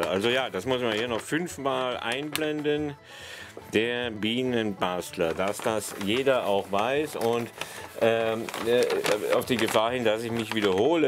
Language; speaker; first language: German; native; German